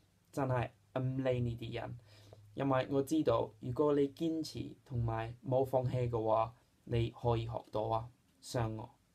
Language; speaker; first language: Cantonese; non-native, fluent; English